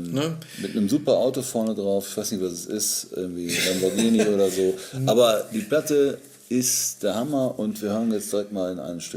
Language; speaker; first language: German; native; German